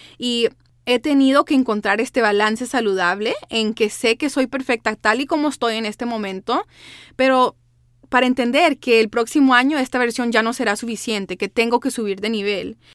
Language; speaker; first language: Spanish; early bilingual, heritage; Spanish